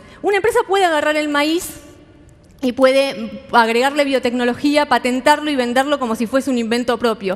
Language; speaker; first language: Spanish; native; Spanish